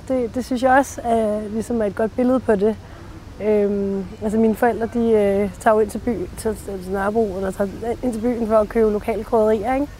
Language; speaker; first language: Danish; early bilingual, other home language; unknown